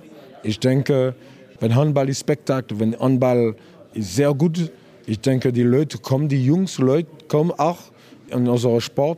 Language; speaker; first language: German; non-native, learner; French